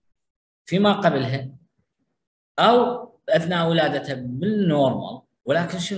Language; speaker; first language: Arabic; native; Arabic